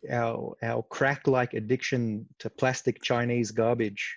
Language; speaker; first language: English; non-native, fluent; Arabic